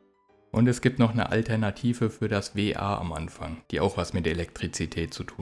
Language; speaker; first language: German; native; German